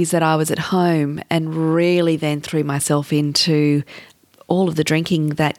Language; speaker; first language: English; native; English